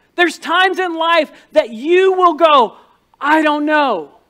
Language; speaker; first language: English; native; English